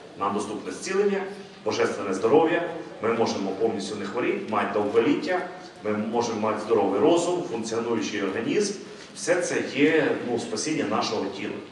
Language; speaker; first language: Ukrainian; non-native, local second language; Russian